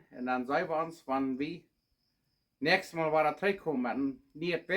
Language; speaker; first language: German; non-native, learner; Plautdietsch